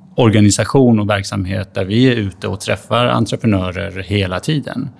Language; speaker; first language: Swedish; native; Swedish